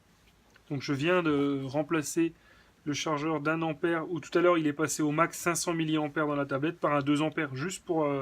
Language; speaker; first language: French; native; French